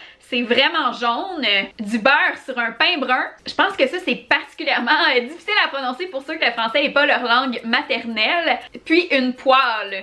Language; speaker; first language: French; native; French